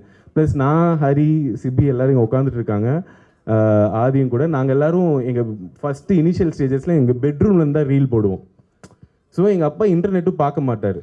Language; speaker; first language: Tamil; native; Tamil